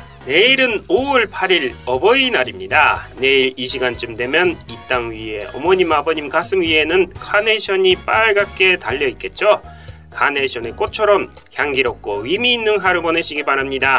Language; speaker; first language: Korean; non-native, fluent; Japanese